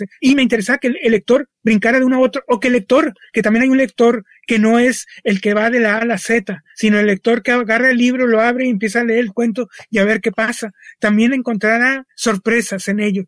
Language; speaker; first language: Spanish; native; Spanish